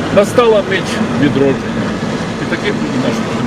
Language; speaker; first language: Ukrainian; native; Ukrainian